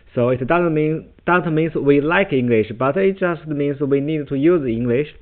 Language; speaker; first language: English; non-native, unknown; Chinese